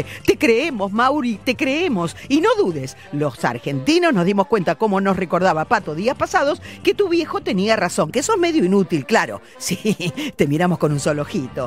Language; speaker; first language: Spanish; native; Spanish